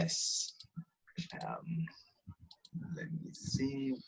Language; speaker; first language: English; non-native, learner; Spanish